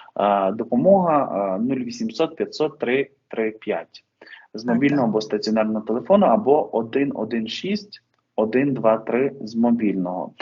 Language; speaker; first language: Ukrainian; native; Ukrainian